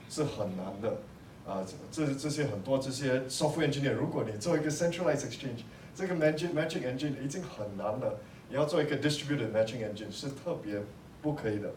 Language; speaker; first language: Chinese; non-native, local second language; English